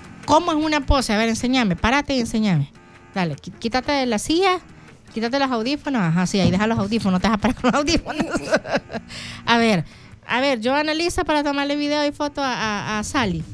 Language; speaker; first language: Spanish; native; Spanish